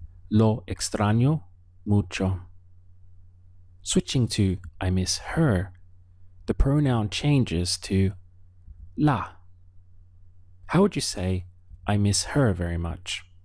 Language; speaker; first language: English; native; English